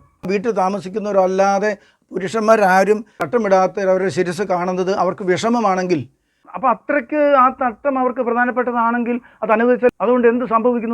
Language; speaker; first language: Malayalam; native; Malayalam